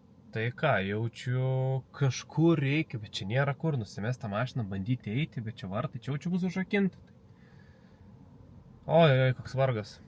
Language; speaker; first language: Lithuanian; native; Lithuanian